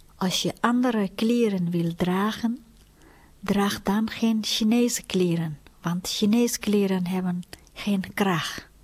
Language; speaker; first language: Dutch; non-native, fluent; Tibetan